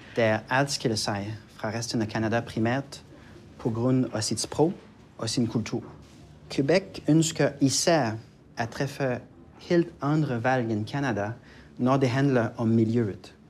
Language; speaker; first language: Danish; non-native, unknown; French